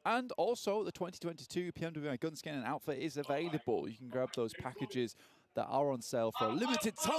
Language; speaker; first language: English; native; English